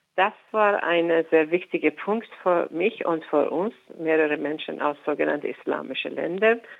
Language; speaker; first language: German; non-native, fluent; Persian